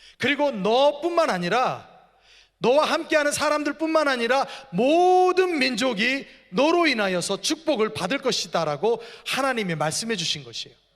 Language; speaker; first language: Korean; native; Korean